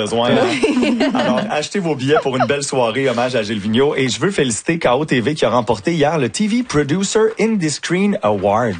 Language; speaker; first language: French; native; French